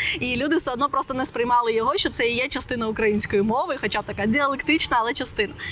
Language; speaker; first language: Ukrainian; non-native, local second language; Russian